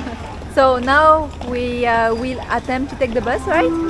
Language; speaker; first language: English; non-native, fluent; French